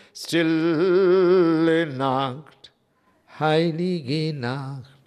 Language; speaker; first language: German; non-native, fluent; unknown